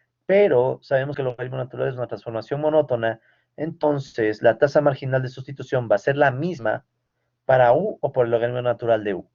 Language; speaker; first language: Spanish; native; Spanish